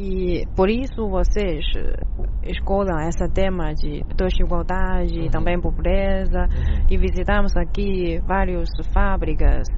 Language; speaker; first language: Portuguese; non-native, learner; Chinese